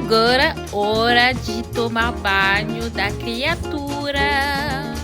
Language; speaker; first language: Portuguese; non-native, fluent; French